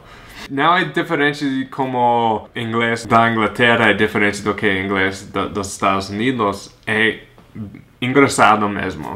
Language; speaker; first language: Portuguese; non-native, fluent; English